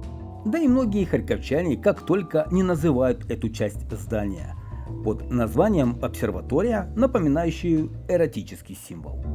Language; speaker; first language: Russian; native; Russian